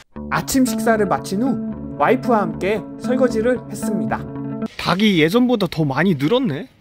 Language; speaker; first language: Korean; native; Korean